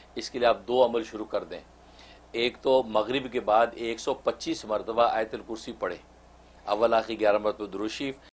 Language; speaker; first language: Urdu; non-native, local second language; Kashmiri